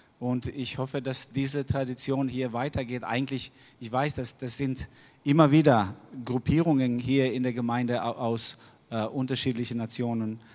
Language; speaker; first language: German; non-native, fluent; Albanian